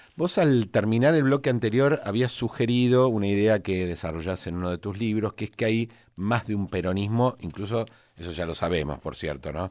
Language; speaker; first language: Spanish; native; Spanish